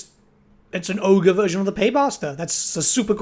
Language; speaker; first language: English; native; English